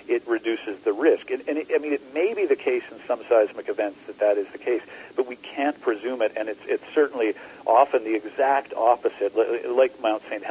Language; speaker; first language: English; native; English